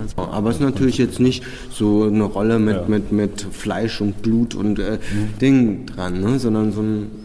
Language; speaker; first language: German; early bilingual, other home language; Czech